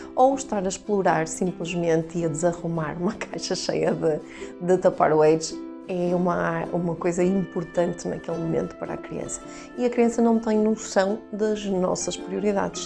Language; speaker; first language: Portuguese; native; Portuguese